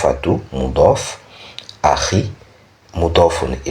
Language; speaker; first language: Arabic; non-native, fluent; French